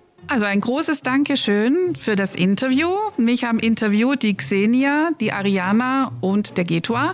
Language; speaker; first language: German; native; German